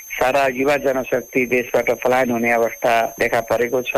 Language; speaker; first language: Nepali; native; Nepali